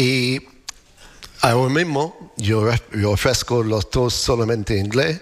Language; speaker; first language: Spanish; non-native, learner; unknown